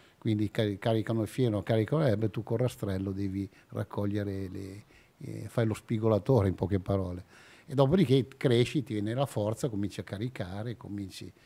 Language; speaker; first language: Italian; native; Italian